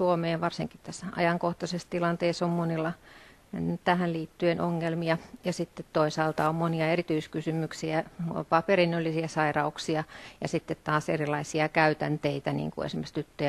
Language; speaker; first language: Finnish; native; Finnish